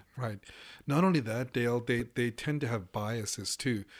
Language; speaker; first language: English; non-native, local second language; Malayalam